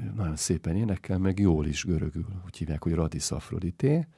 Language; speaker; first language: Hungarian; native; Hungarian